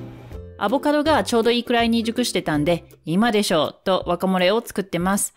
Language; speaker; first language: Japanese; native; Japanese